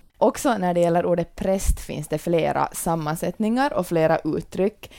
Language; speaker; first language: Swedish; native; Swedish